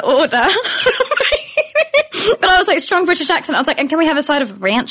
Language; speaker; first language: English; native; English